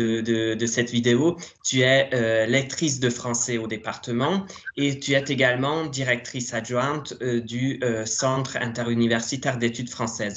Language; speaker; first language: French; non-native, fluent; Hungarian